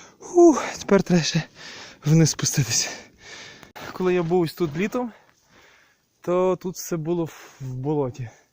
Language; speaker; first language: Ukrainian; native; Ukrainian